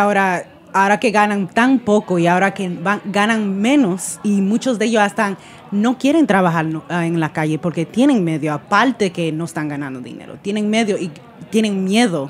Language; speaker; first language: Spanish; early bilingual, heritage; Spanish